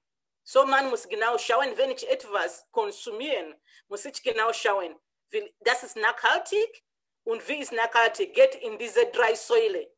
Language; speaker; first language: German; non-native, learner; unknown